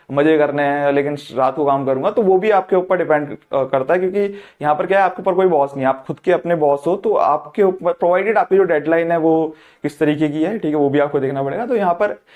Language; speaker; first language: Hindi; native; Hindi